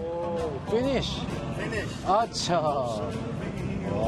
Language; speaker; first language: Korean; native; Korean